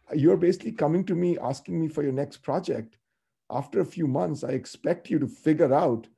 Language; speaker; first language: English; non-native, local second language; Tamil